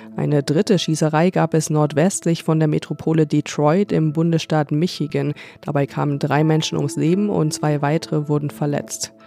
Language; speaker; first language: German; native; German